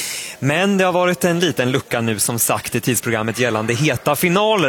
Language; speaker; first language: Swedish; native; Swedish